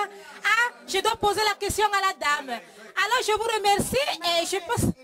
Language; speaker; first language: French; non-native, fluent; Italian